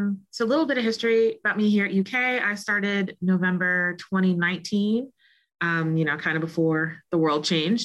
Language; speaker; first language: English; native; English